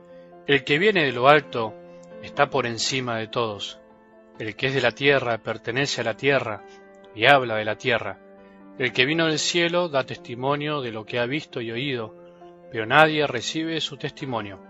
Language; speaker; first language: Spanish; native; Spanish